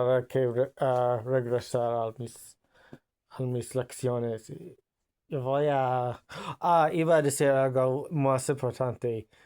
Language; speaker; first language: Spanish; non-native, learner; English